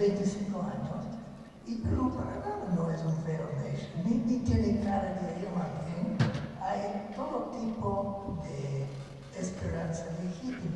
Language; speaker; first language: Spanish; non-native, fluent; English